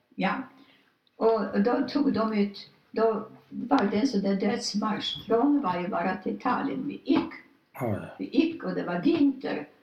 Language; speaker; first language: Swedish; non-native, fluent; Polish